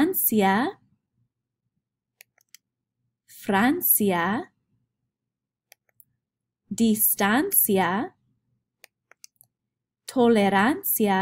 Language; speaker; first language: Spanish; non-native, fluent; English